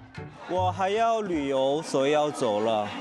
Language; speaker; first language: Chinese; non-native, learner; Korean